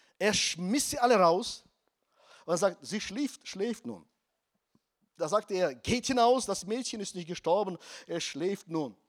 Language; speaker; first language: German; non-native, fluent; Russian